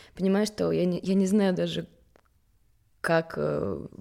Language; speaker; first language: Russian; early bilingual, other home language; Swedish